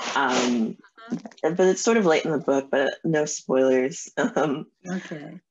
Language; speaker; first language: English; native; English